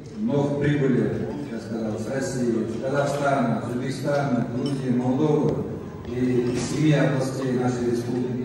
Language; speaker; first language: Russian; non-native, local second language; Kyrgyz